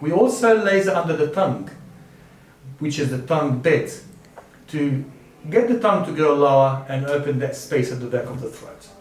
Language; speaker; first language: English; non-native, fluent; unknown